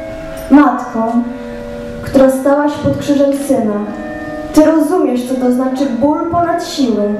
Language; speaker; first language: Polish; native; Polish